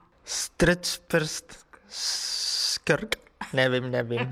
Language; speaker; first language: Czech; non-native, learner; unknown